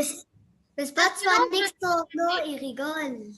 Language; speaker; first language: French; non-native, learner; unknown